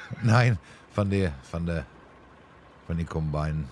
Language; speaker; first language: German; non-native, learner; Dutch